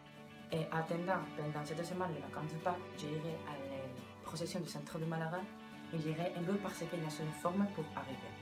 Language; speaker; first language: French; non-native, learner; Spanish